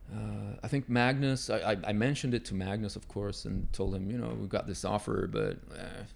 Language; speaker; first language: English; non-native, fluent; Spanish